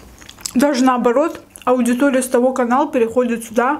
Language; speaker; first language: Russian; native; Russian